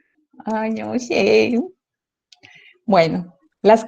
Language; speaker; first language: Spanish; native; Spanish